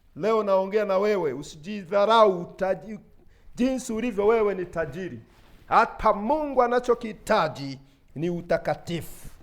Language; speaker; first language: Swahili; non-native, local second language; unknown